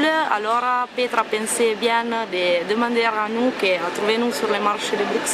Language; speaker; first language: French; non-native, learner; Italian